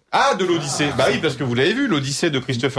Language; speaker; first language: French; native; French